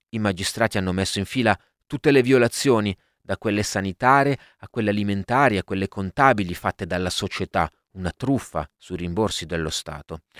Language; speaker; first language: Italian; native; Italian